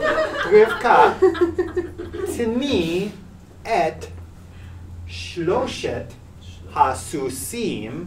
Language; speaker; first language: Hebrew; non-native, fluent; English